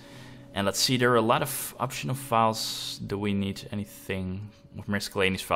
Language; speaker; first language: English; non-native, fluent; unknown